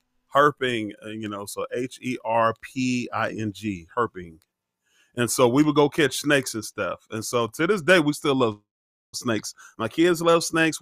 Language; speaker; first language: English; native; English